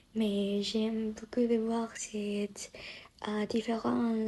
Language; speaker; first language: French; non-native, learner; Spanish